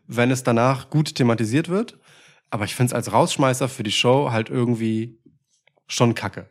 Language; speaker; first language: German; early bilingual, other home language; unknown